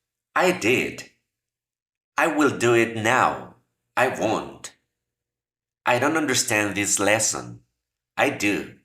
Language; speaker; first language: English; non-native, fluent; Spanish